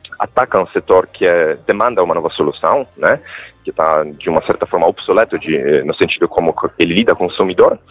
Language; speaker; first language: Portuguese; non-native, fluent; Polish